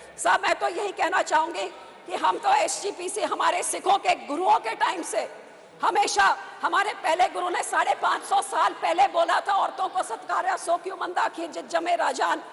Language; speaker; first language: Hindi; non-native, local second language; Punjabi